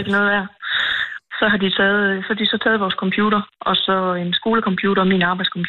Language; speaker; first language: Danish; native; Danish